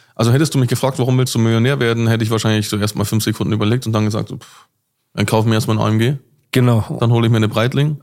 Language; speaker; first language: German; native; German